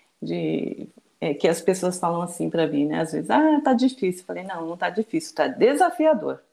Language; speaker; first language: Portuguese; early bilingual, other home language; Japanese